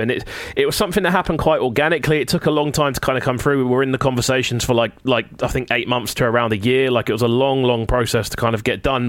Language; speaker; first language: English; native; English